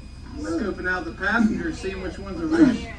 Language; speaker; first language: English; native; English